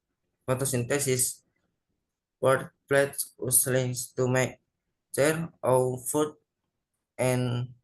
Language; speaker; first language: English; non-native, learner; Indonesian